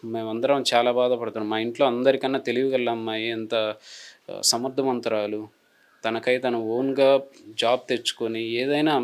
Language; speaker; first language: Telugu; native; Telugu